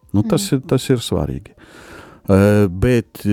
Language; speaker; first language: Latvian; non-native, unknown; Polish